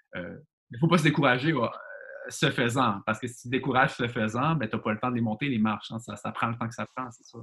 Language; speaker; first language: French; native; French